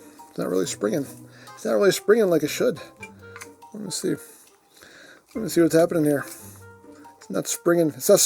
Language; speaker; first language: English; native; English